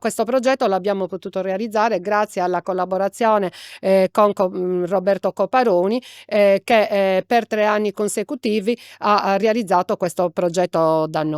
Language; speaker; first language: Italian; native; Italian